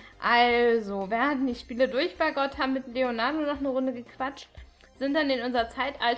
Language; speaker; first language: German; native; German